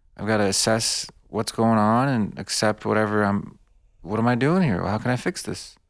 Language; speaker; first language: English; early bilingual, other home language; Bosnian